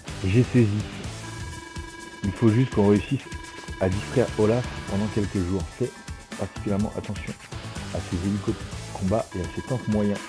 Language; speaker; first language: French; native; French